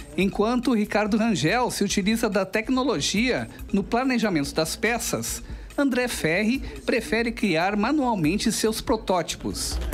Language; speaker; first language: Portuguese; native; Portuguese